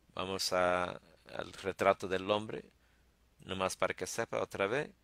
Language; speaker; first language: Spanish; early bilingual, heritage; Spanish